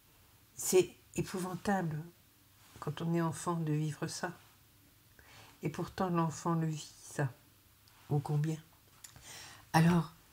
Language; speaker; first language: French; native; French